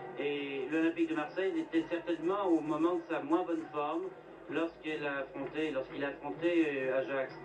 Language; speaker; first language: French; native; French